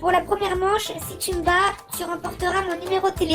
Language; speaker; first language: French; native; French